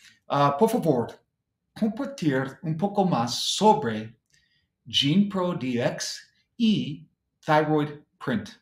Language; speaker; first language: Spanish; non-native, fluent; English